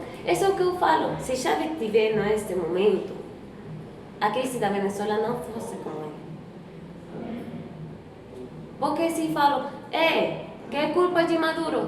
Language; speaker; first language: Portuguese; non-native, fluent; Spanish